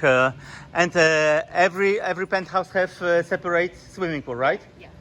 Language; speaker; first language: English; non-native, learner; Polish